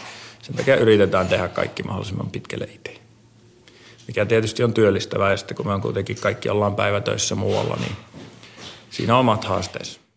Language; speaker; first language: Finnish; native; Finnish